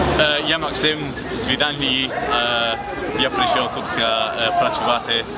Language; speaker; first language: Ukrainian; early bilingual, heritage; English